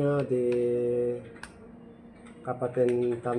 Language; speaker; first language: Indonesian; native; Indonesian